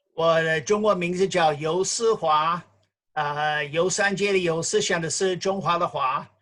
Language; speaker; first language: Chinese; non-native, fluent; English